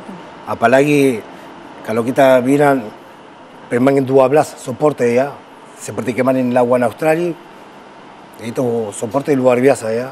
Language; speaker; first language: Indonesian; non-native, fluent; Spanish